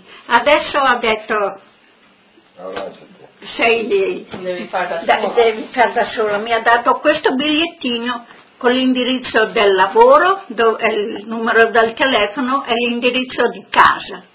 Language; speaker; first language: Italian; non-native, local second language; Friulian